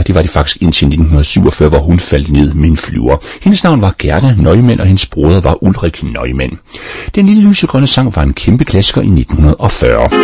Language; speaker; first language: Danish; native; Danish